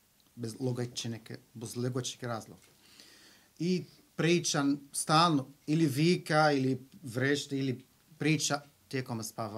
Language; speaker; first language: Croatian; non-native, learner; Arabic